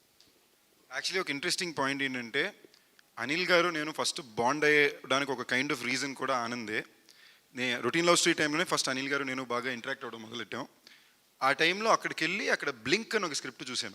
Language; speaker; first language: Telugu; native; Telugu